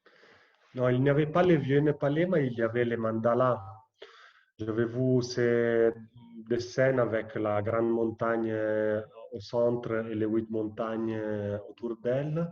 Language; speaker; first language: French; non-native, fluent; Italian